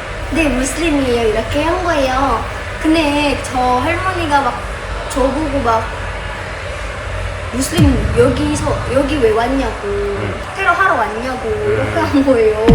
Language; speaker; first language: Korean; non-native, fluent; Indonesian